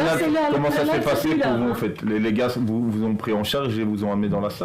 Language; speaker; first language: French; native; French